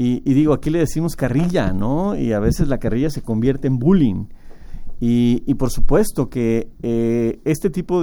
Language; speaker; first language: Spanish; native; Spanish